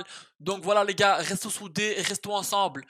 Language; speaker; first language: French; native; French